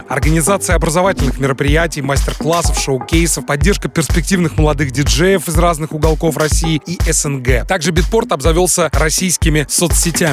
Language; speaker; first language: Russian; native; Russian